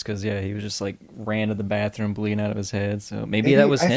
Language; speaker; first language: English; native; English